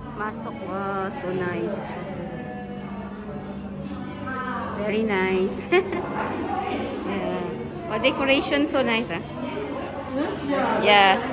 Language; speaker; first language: English; non-native, learner; Filipino